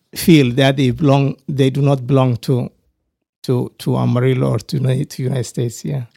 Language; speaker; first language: English; non-native, fluent; Somali